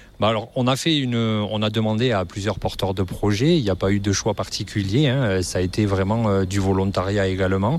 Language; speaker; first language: French; native; French